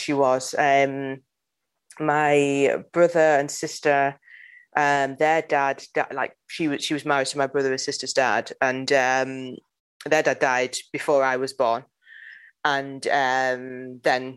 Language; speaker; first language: English; native; English